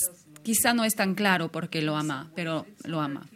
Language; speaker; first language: Spanish; non-native, fluent; French